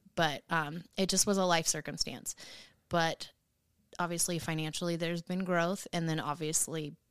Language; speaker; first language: English; native; English